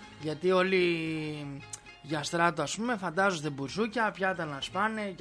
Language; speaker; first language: Greek; native; Greek